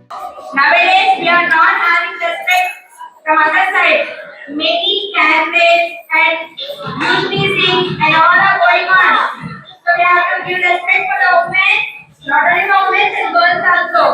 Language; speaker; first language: English; non-native, local second language; Telugu